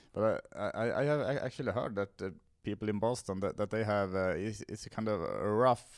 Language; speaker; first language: English; non-native, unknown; Swedish